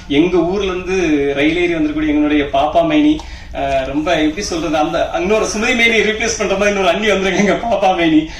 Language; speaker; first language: Tamil; native; Tamil